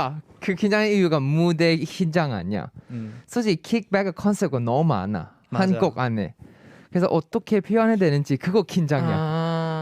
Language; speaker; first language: Korean; non-native, fluent; Thai